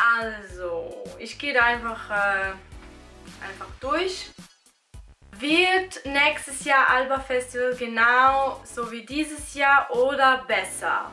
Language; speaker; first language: German; early bilingual, other home language; Albanian